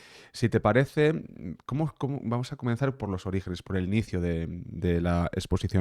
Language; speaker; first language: Spanish; native; Spanish